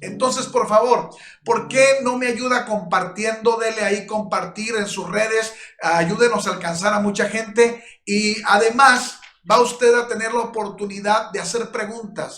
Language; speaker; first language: Spanish; native; Spanish